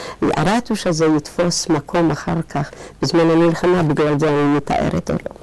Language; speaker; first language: Hebrew; non-native, fluent; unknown